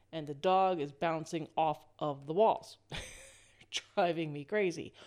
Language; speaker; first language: English; native; English